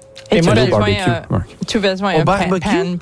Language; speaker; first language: French; non-native, learner; English